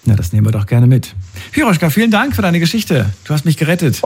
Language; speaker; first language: German; native; German